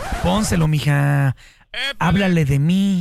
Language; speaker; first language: Spanish; native; Spanish